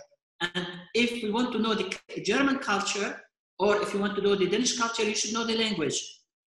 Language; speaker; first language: English; non-native, fluent; Arabic